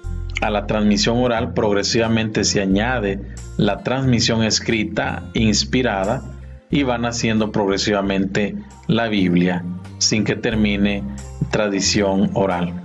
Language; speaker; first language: Spanish; native; Spanish